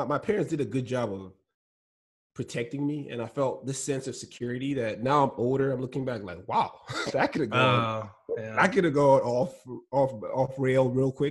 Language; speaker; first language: English; non-native, local second language; Igbo